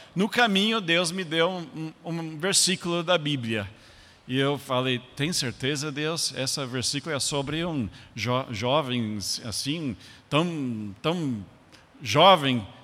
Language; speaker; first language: Portuguese; non-native, fluent; English